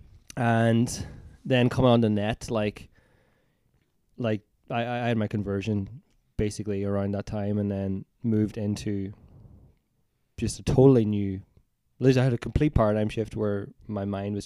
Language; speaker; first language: English; native; English